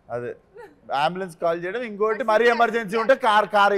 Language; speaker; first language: Telugu; native; Telugu